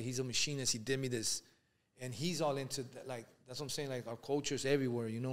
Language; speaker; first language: English; early bilingual, other home language; Spanish